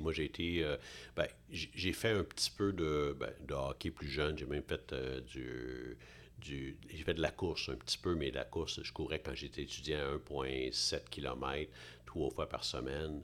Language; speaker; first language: French; native; French